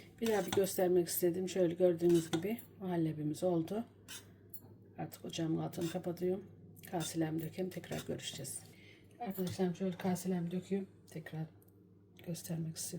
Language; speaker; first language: Turkish; native; Turkish